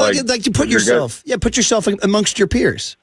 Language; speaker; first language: English; native; English